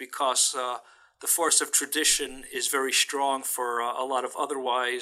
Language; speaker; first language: English; native; English